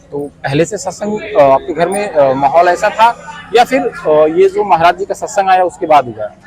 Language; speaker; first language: Hindi; native; Hindi